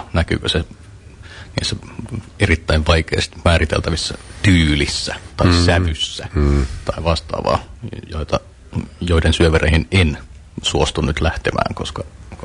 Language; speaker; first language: Finnish; native; Finnish